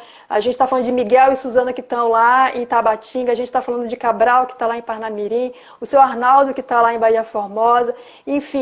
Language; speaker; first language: Portuguese; native; Portuguese